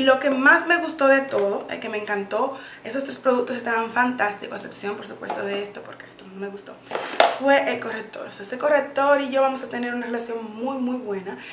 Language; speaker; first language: Spanish; native; Spanish